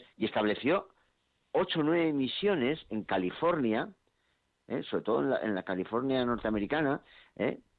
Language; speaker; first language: Spanish; native; Spanish